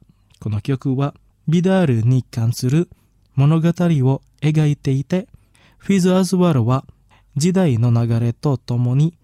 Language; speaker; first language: Japanese; non-native, fluent; Indonesian